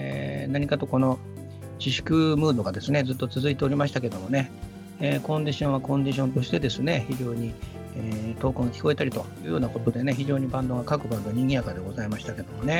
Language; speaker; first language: Japanese; native; Japanese